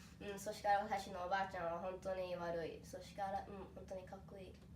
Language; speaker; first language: Japanese; non-native, learner; English